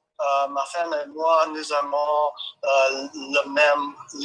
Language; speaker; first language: French; non-native, learner; English